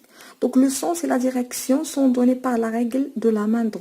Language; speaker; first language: French; non-native, local second language; Arabic